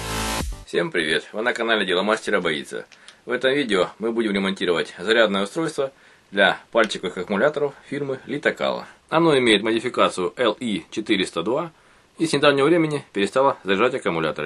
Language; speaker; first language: Russian; native; Russian